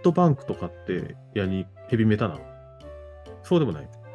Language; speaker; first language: Japanese; native; Japanese